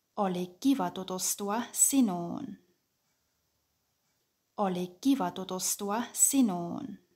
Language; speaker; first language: Finnish; non-native, fluent; German